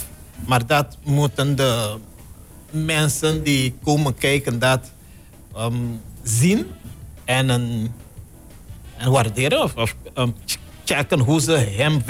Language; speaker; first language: Dutch; non-native, local second language; Papiamento